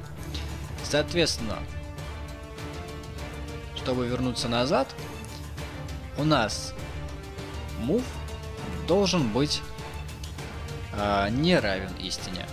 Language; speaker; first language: Russian; native; Russian